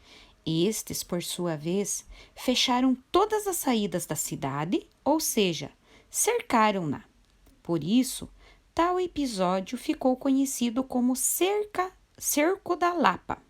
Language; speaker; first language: Portuguese; native; Portuguese